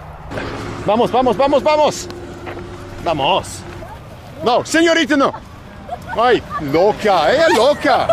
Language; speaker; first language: Spanish; non-native, learner; English